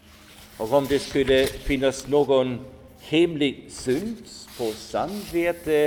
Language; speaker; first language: Swedish; non-native, fluent; German